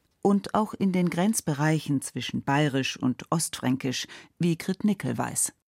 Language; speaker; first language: German; native; German